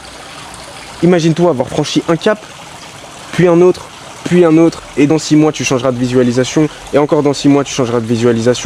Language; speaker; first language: French; native; French